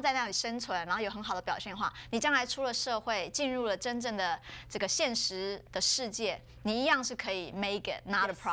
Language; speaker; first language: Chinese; native; Chinese